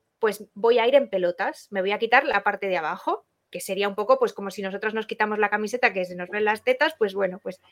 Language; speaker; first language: Spanish; non-native, learner; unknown